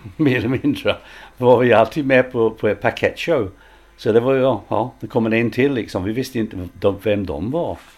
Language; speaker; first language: Swedish; non-native, fluent; English